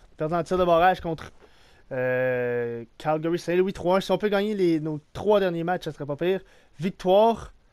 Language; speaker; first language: French; native; French